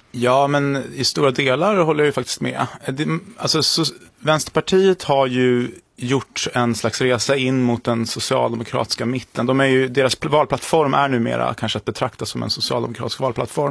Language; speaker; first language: Swedish; native; Swedish